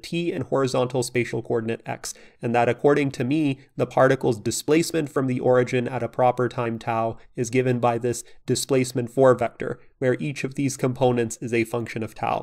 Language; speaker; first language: English; native; English